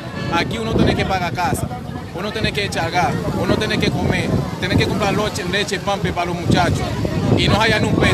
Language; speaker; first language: Spanish; non-native, learner; Haitian Creole